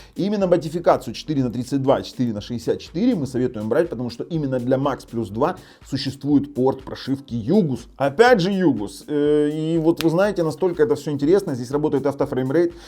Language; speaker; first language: Russian; native; Russian